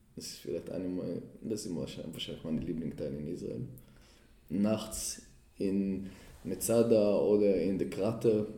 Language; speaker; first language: German; non-native, fluent; Hebrew